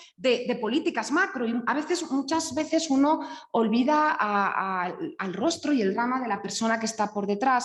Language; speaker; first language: Spanish; native; Spanish